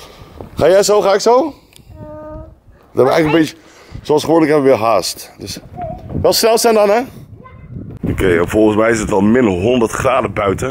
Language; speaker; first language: Dutch; native; Dutch